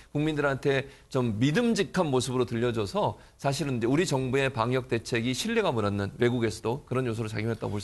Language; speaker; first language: Korean; native; Korean